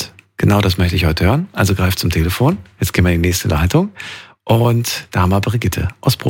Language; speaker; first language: German; native; German